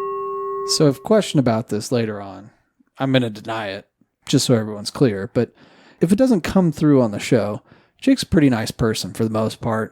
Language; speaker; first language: English; native; English